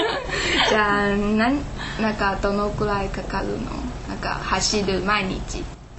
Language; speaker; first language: Japanese; non-native, learner; Chinese